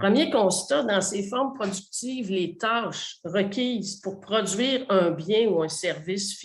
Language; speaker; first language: French; native; French